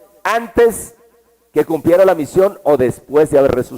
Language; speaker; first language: Spanish; native; Spanish